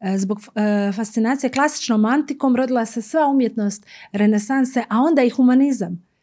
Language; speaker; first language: Croatian; native; Croatian